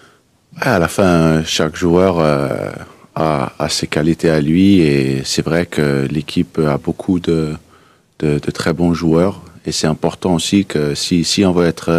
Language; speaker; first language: French; non-native, fluent; Danish